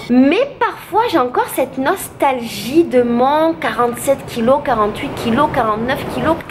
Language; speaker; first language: French; native; French